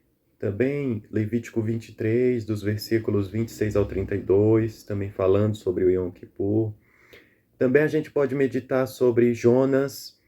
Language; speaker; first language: Portuguese; native; Portuguese